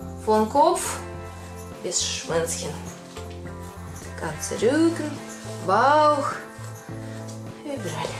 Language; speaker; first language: German; non-native, learner; Russian